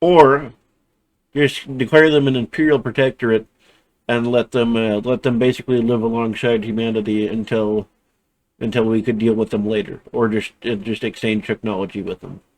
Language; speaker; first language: English; native; English